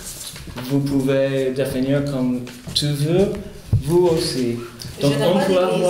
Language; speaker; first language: French; non-native, fluent; Spanish